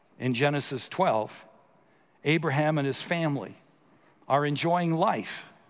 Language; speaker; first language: English; native; English